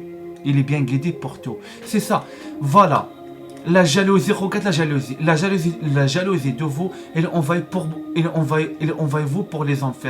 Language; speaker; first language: French; non-native, learner; Arabic